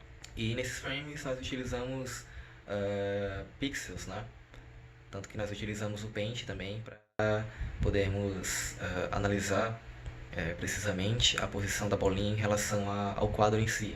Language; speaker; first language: Portuguese; native; Portuguese